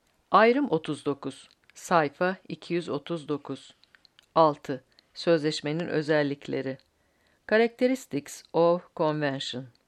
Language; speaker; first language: Turkish; native; Turkish